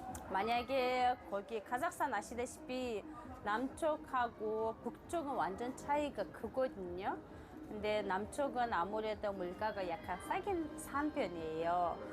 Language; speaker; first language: Korean; non-native, fluent; Kazakh